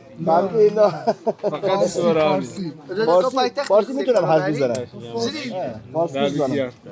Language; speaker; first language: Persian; non-native, learner; Turkish